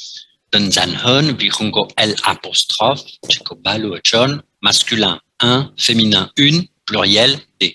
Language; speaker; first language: Vietnamese; non-native, fluent; French